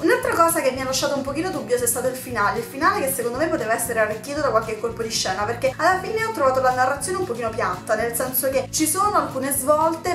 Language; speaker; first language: Italian; native; Italian